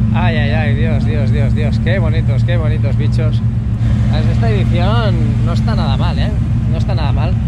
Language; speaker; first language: Spanish; native; Spanish